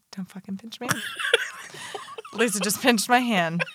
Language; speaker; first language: English; native; English